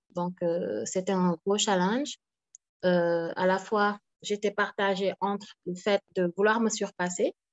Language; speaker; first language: French; non-native, local second language; Wolof